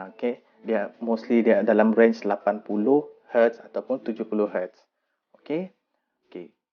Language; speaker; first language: Malay; native; Malay